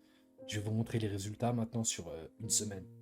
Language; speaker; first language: French; native; French